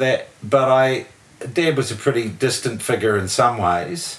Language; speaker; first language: English; native; English